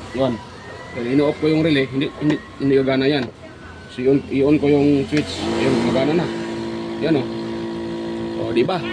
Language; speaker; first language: Filipino; non-native, local second language; Cebuano